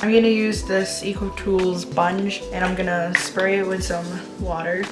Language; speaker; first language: English; native; English